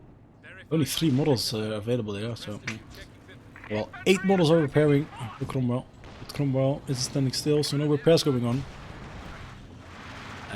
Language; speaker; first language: English; non-native, fluent; Dutch